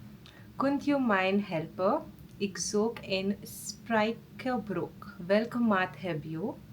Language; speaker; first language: Dutch; non-native, learner; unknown